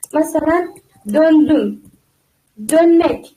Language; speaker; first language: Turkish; non-native, fluent; Uzbek